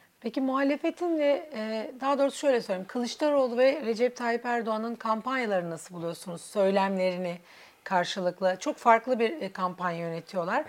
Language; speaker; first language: Turkish; native; Turkish